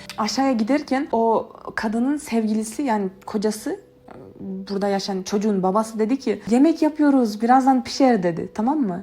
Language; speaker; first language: Turkish; native; Turkish